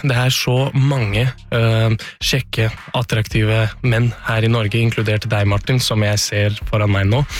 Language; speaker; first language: Norwegian; non-native, fluent; Serbian